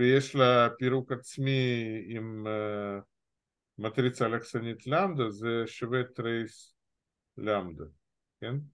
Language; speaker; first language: Hebrew; non-native, fluent; Russian